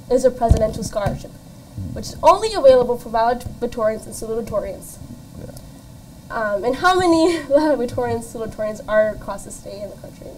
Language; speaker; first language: English; native; English